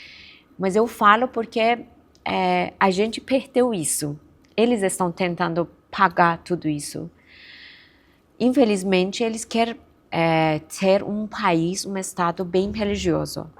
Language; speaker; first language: Portuguese; non-native, fluent; Persian